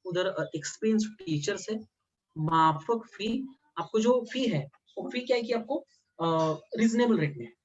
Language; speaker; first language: Hindi; non-native, local second language; Marathi